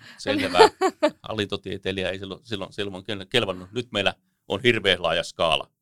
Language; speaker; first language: Finnish; native; Finnish